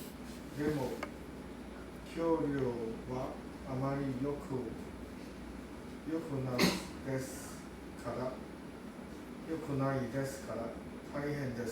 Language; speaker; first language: Japanese; non-native, learner; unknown